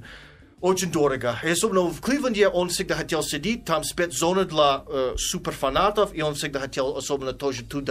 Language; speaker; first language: Russian; non-native, fluent; English